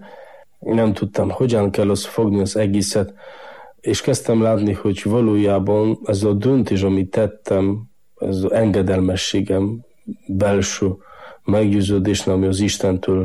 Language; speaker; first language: Hungarian; non-native, fluent; Polish